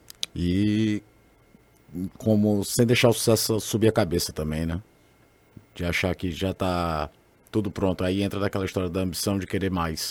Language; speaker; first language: Portuguese; native; Portuguese